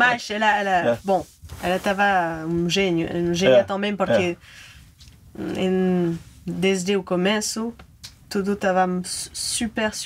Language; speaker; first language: Portuguese; non-native, fluent; French